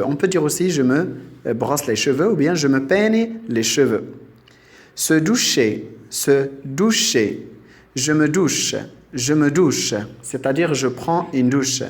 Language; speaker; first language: French; non-native, local second language; Arabic